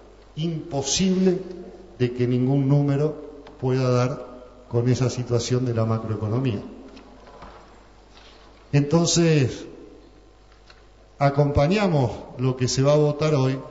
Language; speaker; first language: Spanish; native; Spanish